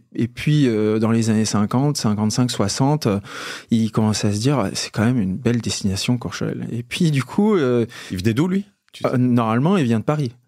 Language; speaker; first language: French; native; French